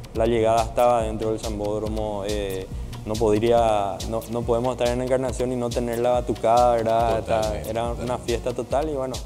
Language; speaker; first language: Spanish; native; Spanish